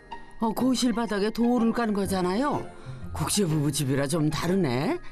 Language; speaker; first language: Korean; native; Korean